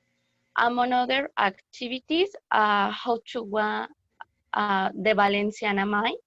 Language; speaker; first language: English; non-native, learner; Spanish